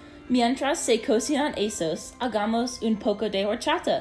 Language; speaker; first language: Spanish; non-native, learner; English